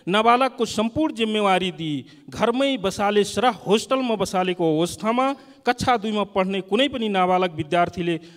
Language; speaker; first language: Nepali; non-native, local second language; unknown